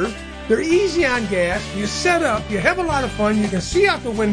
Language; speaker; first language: English; native; English